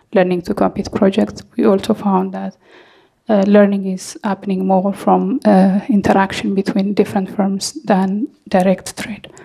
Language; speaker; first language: English; non-native, fluent; Amharic